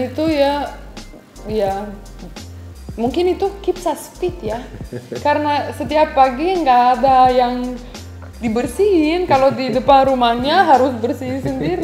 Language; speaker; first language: Indonesian; non-native, fluent; Romanian